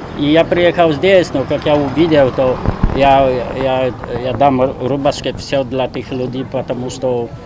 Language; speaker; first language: Russian; non-native, learner; Polish